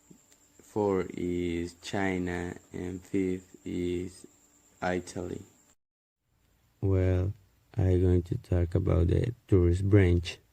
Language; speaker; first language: English; non-native, learner; Spanish